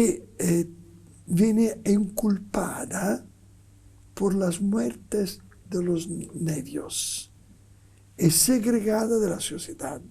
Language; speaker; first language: Spanish; non-native, fluent; Italian